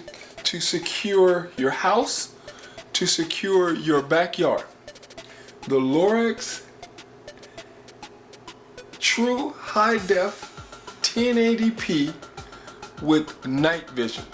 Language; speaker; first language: English; native; English